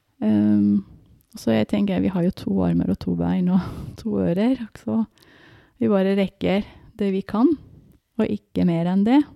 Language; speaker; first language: Norwegian; non-native, fluent; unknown